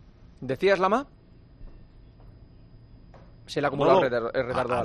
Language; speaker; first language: Spanish; native; Spanish